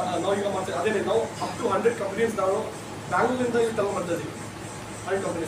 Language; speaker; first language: Kannada; non-native, local second language; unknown